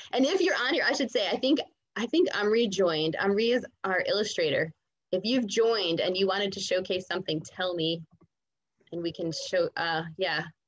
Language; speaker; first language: English; native; English